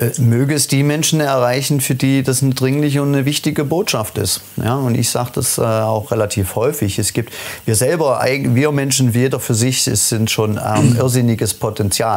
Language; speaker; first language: German; native; German